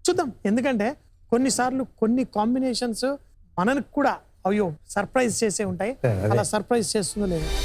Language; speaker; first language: Telugu; native; Telugu